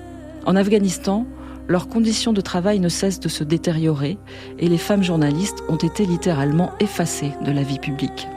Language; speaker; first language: French; native; French